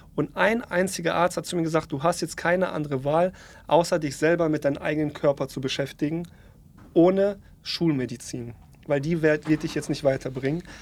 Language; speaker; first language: German; early bilingual, other home language; Polish